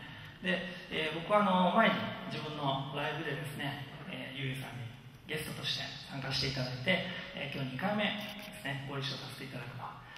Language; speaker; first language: Japanese; native; Japanese